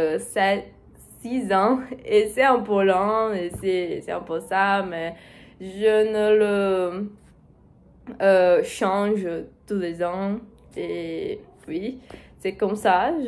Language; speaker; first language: French; non-native, learner; Portuguese